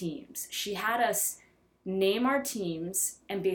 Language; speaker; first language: English; native; English